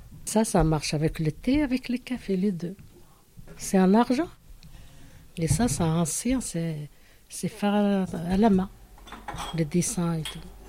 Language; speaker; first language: French; non-native, learner; Arabic